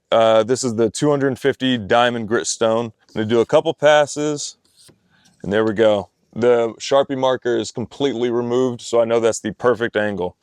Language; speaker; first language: English; native; English